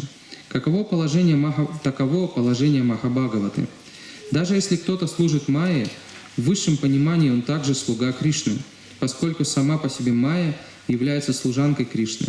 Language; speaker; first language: Russian; native; Russian